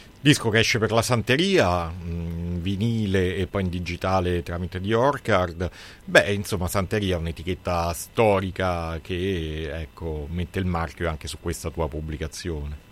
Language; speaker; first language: Italian; native; Italian